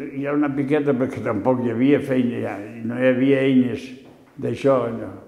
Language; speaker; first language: Catalan; non-native, local second language; Spanish